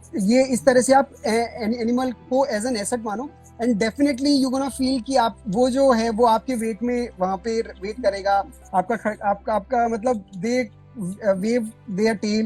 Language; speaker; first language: Hindi; native; Hindi